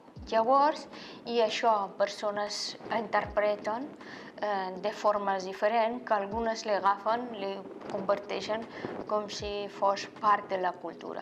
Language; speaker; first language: Catalan; non-native, fluent; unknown